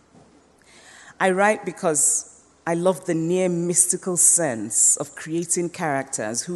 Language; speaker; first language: English; non-native, local second language; Igbo